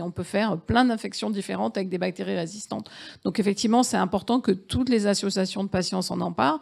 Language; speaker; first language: French; native; French